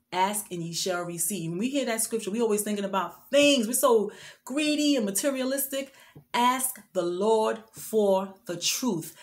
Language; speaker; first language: English; native; English